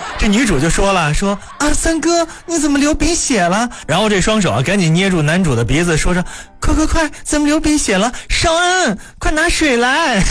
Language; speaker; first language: Chinese; native; Chinese